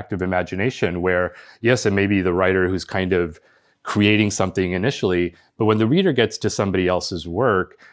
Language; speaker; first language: English; early bilingual, other home language; Spanish